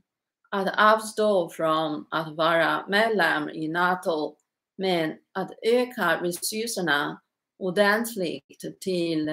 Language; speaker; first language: Swedish; non-native, learner; Chinese